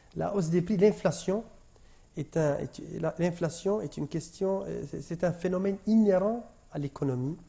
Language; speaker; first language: French; non-native, local second language; Arabic